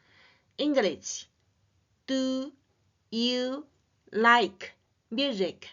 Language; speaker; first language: English; non-native, learner; Chinese